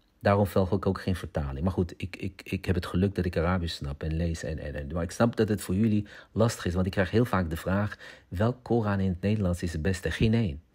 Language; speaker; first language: Dutch; early bilingual, other home language; Arabic